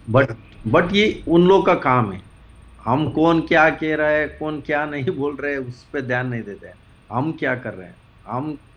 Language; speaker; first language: Hindi; non-native, local second language; Kannada